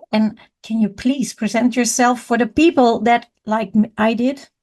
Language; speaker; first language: English; non-native, fluent; Dutch